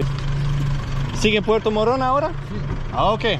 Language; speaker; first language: Spanish; non-native, learner; Danish